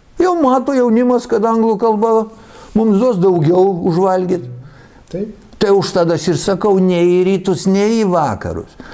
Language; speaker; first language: Lithuanian; native; Lithuanian